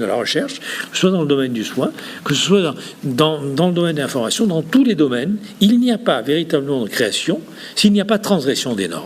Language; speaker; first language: French; native; French